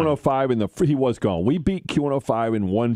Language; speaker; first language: English; native; English